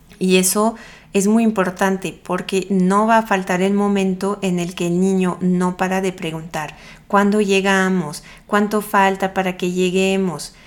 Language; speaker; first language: Spanish; non-native, fluent; French